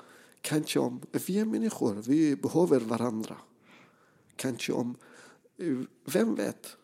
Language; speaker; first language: Swedish; non-native, fluent; Persian